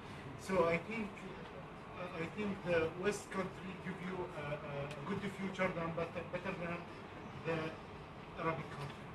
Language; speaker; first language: English; non-native, learner; Arabic